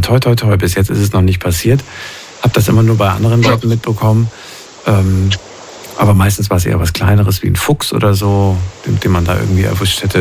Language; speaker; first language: German; native; German